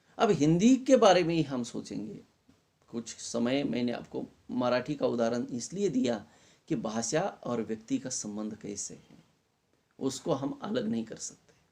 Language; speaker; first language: Hindi; non-native, local second language; Marathi